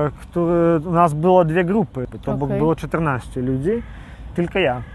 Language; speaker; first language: Polish; non-native, local second language; Belarusian